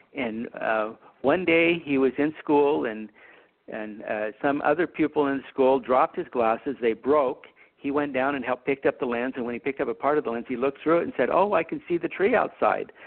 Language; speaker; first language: English; native; English